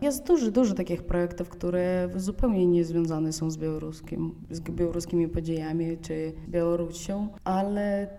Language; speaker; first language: Polish; non-native, fluent; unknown